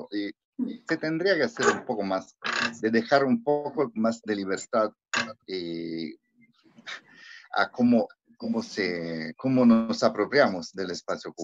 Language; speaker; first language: Spanish; non-native, fluent; Italian